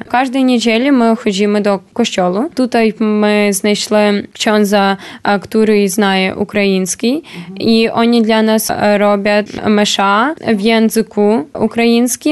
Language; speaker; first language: Polish; non-native, learner; Ukrainian